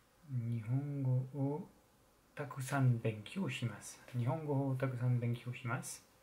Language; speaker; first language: Japanese; non-native, learner; French